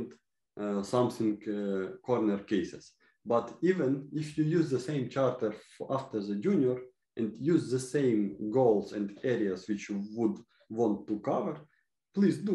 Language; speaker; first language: English; non-native, fluent; Ukrainian